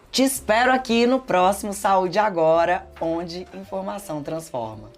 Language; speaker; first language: Portuguese; native; Portuguese